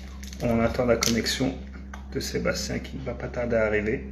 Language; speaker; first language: French; native; French